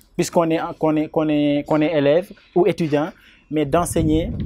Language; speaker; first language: French; non-native, local second language; Wolof